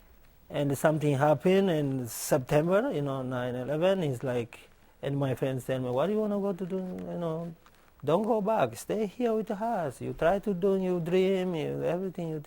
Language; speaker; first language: English; non-native, learner; Portuguese